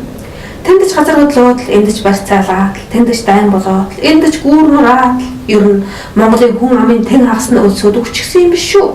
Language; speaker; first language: Mongolian; native; Mongolian